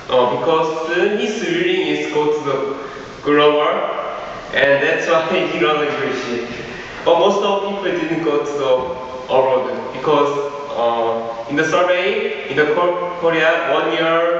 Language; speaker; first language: English; non-native, learner; Korean